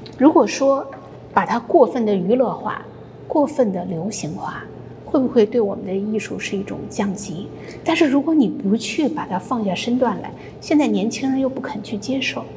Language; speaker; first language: Chinese; native; Chinese